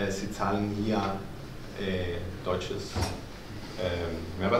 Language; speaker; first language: German; non-native, fluent; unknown